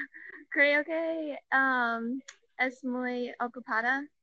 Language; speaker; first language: Spanish; non-native, learner; English